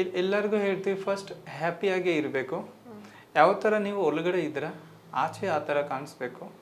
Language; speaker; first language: Kannada; non-native, local second language; Hindi